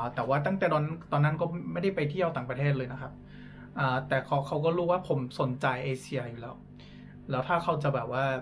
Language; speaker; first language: Thai; non-native, fluent; English